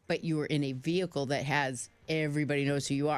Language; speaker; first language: English; native; English